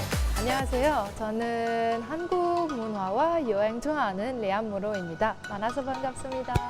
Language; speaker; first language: Korean; non-native, learner; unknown